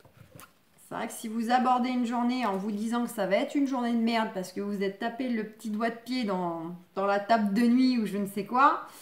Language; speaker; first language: French; native; French